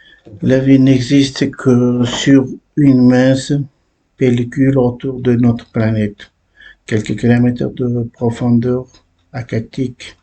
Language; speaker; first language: French; non-native, learner; Uzbek